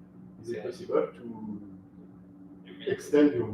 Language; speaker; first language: English; non-native, fluent; French